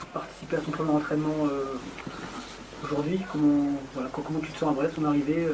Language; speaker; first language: French; native; French